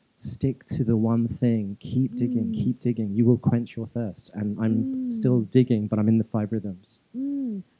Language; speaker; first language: English; native; English